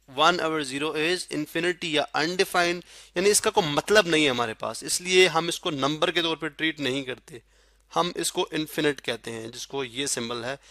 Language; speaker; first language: Urdu; non-native, local second language; Pashto